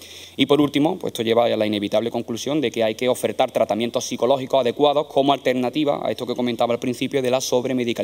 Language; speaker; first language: Spanish; native; Spanish